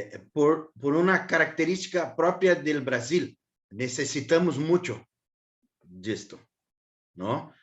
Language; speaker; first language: Spanish; non-native, learner; Portuguese